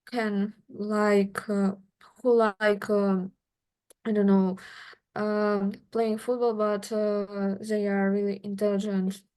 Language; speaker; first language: English; non-native, learner; Russian